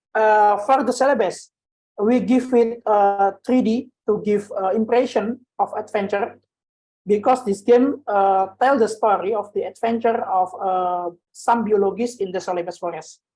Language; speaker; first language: English; non-native, learner; Indonesian